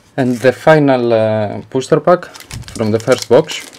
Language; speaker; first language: English; non-native, learner; Greek